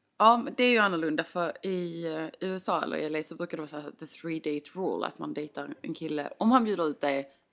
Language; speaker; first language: Swedish; native; Swedish